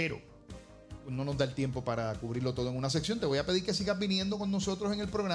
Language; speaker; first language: Spanish; native; Spanish